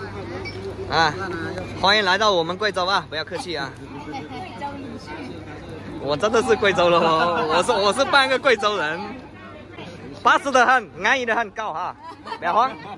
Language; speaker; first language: Chinese; native; Chinese